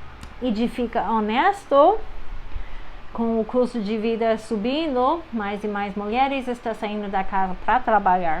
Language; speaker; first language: Portuguese; non-native, fluent; English